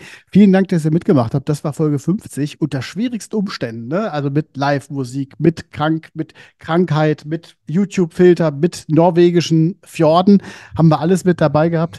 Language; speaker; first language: German; native; German